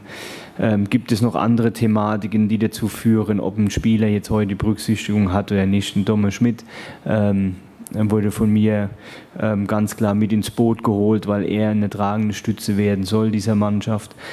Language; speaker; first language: German; native; German